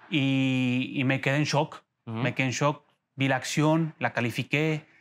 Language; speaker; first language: Spanish; native; Spanish